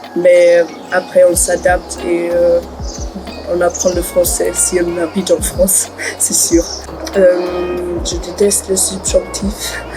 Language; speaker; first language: French; non-native, learner; German